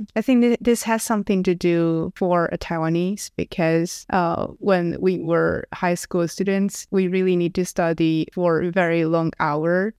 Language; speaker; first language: English; non-native, fluent; Chinese